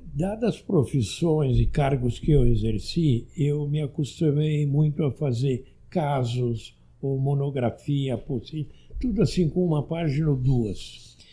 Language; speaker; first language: Portuguese; early bilingual, other home language; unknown